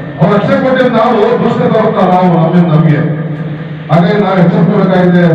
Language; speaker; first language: Kannada; non-native, local second language; Marathi